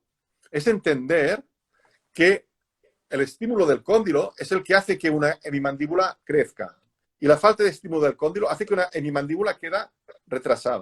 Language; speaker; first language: Spanish; native; Spanish